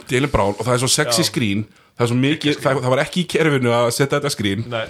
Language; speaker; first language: Icelandic; native; Icelandic